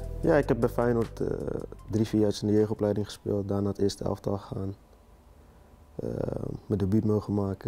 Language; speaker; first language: Dutch; early bilingual, heritage; Dutch